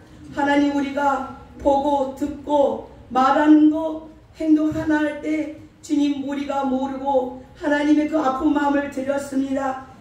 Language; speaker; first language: Korean; native; Korean